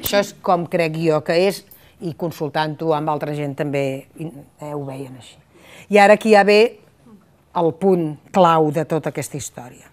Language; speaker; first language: Catalan; native; Catalan